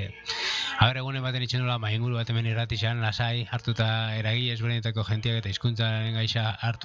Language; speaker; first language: Basque; native; Basque